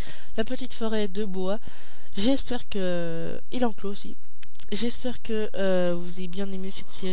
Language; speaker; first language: French; native; French